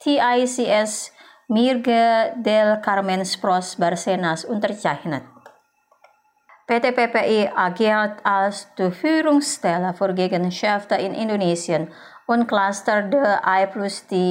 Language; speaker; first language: German; non-native, fluent; Indonesian